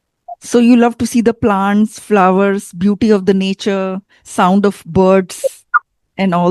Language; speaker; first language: English; non-native, fluent; Hindi